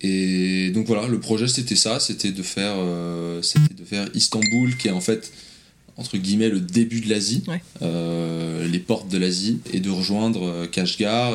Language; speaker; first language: French; native; French